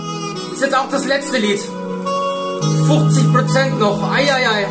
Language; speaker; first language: German; native; German